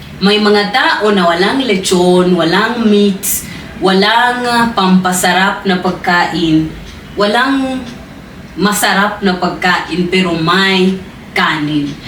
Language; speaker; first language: Filipino; non-native, fluent; Swahili